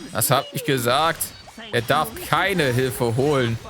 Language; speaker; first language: German; native; German